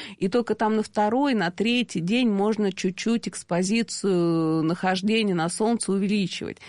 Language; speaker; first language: Russian; native; Russian